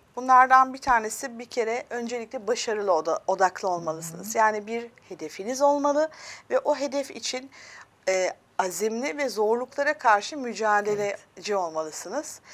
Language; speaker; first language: Turkish; early bilingual, heritage; Turkish